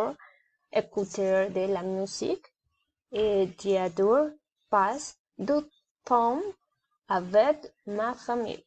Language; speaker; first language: French; non-native, learner; Spanish